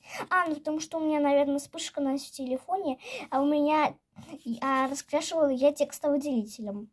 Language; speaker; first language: Russian; native; Russian